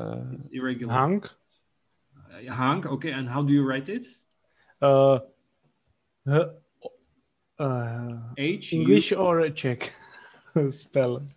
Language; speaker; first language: English; non-native, local second language; Czech